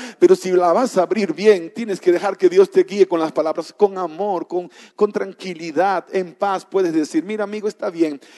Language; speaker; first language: Spanish; native; Spanish